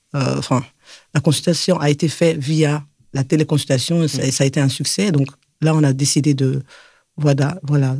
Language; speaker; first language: French; native; French